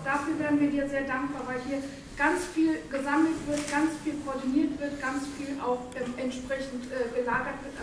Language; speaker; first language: German; early bilingual, other home language; Turkish